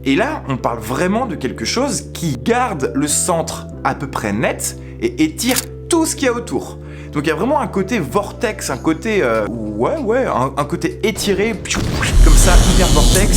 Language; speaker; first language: French; native; French